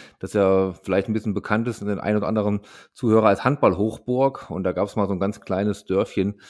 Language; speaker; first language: German; native; German